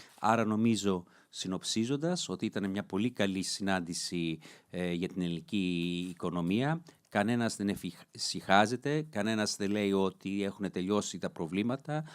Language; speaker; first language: Greek; early bilingual, heritage; Greek